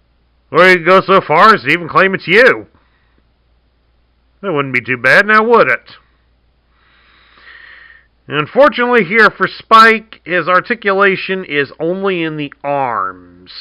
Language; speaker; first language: English; native; English